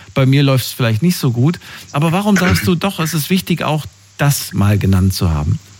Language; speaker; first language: German; native; German